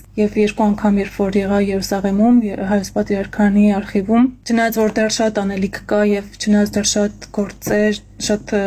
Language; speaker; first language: Armenian; native; Armenian